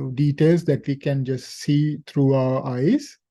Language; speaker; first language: English; non-native, local second language; Sinhala